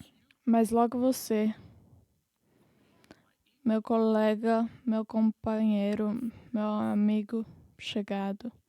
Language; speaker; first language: Portuguese; non-native, fluent; English